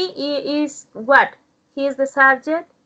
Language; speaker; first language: English; non-native, learner; Spanish